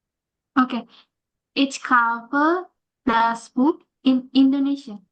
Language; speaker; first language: German; non-native, learner; Indonesian